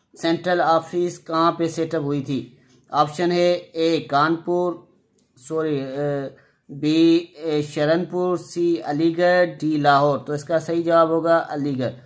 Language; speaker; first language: Urdu; non-native, local second language; Sindhi